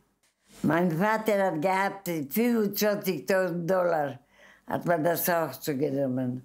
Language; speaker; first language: German; non-native, fluent; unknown